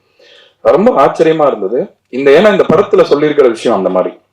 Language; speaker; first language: Tamil; native; Tamil